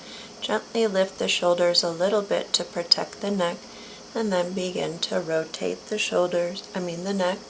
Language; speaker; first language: English; native; English